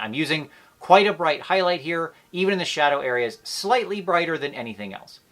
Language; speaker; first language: English; native; English